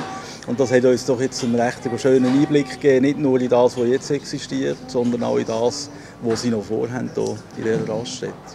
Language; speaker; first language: German; native; German